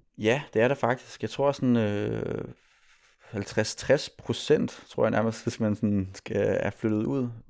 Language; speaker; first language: Danish; native; Danish